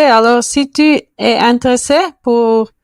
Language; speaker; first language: French; non-native, learner; Spanish